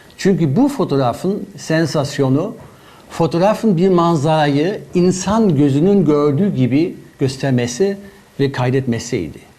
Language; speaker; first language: Turkish; non-native, fluent; German